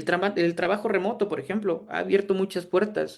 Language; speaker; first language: Spanish; native; Spanish